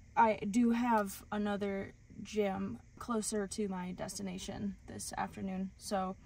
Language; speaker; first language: English; native; English